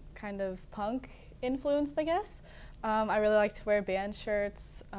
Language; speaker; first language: English; native; English